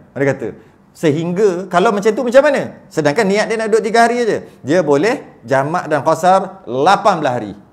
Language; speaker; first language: Malay; native; Malay